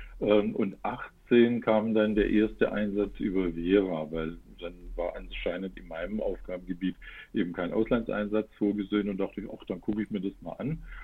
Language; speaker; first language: German; native; German